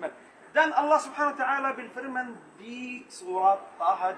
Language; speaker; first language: Indonesian; non-native, learner; Arabic